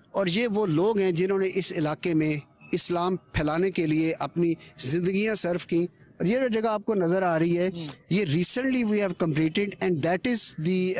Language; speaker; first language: Urdu; non-native, local second language; Punjabi